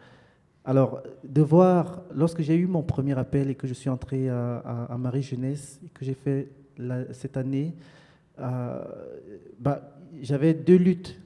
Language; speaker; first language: French; native; French